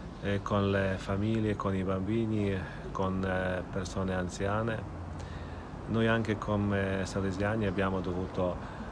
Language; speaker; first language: Italian; non-native, fluent; Ukrainian